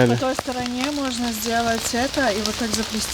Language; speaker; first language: Russian; native; Russian